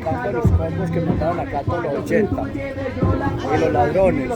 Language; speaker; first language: Spanish; native; Spanish